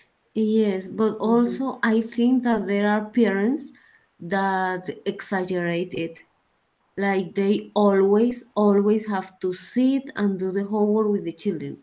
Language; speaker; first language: English; non-native, learner; Spanish